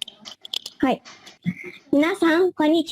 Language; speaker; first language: Japanese; non-native, learner; Indonesian